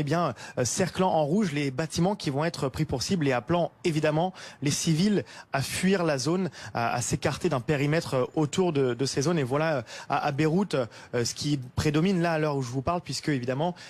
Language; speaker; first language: French; native; French